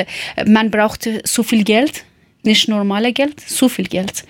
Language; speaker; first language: German; non-native, learner; Persian